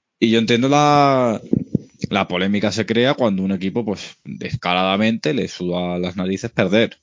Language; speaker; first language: Spanish; native; Spanish